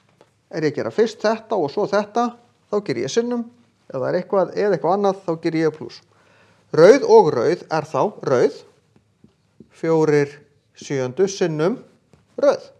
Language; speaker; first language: Icelandic; native; Icelandic